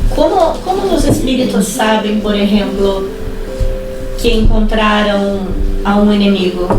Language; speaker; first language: Spanish; non-native, fluent; Portuguese